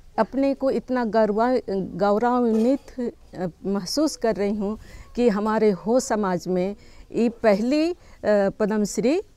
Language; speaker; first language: Hindi; non-native, local second language; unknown